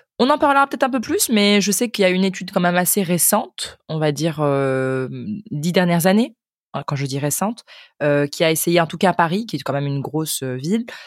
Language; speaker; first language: French; native; French